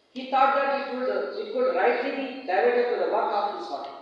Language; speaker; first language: English; non-native, local second language; Telugu